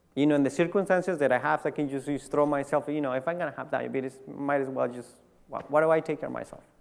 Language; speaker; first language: English; early bilingual, other home language; Spanish